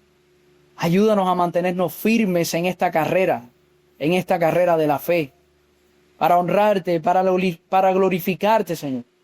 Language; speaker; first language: Spanish; native; Spanish